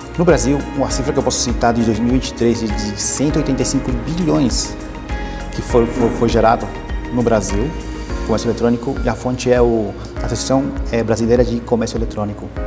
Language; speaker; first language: Portuguese; early bilingual, other home language; Spanish